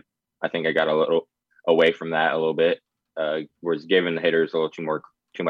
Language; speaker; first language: English; native; English